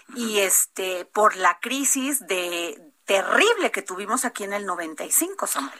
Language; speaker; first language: Spanish; native; Spanish